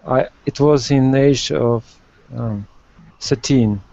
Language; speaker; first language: English; non-native, learner; Russian